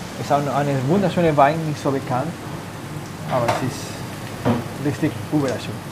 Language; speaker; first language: German; non-native, learner; Spanish